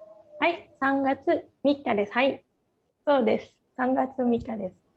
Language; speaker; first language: Japanese; non-native, fluent; Indonesian